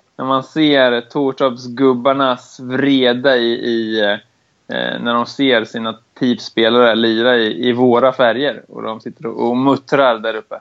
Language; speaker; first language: Swedish; native; Swedish